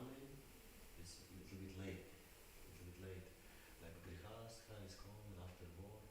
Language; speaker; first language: English; non-native, learner; Russian